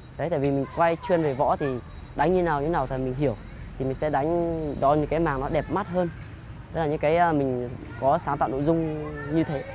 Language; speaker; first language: Vietnamese; non-native, local second language; Hmong